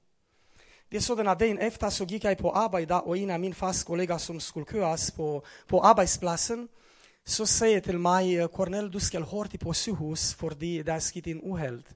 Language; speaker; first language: Swedish; non-native, learner; Romanian